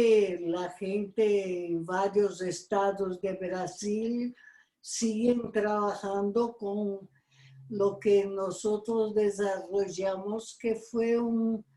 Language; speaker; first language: Spanish; non-native, fluent; Portuguese